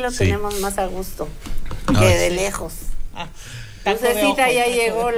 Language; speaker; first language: Spanish; native; Spanish